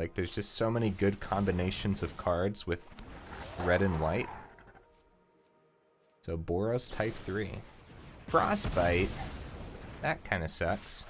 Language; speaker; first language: English; native; English